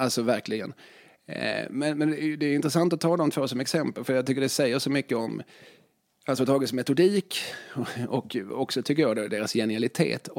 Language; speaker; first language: Swedish; native; Swedish